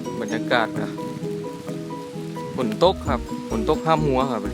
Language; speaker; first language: Thai; non-native, local second language; Northeastern Thai